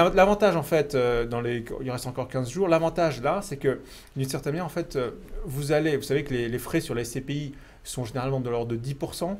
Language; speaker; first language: French; native; French